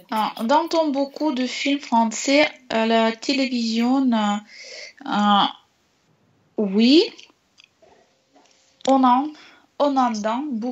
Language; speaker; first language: French; non-native, learner; Russian